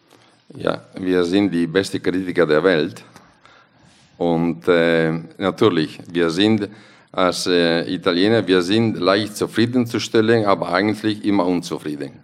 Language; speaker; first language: German; non-native, fluent; Italian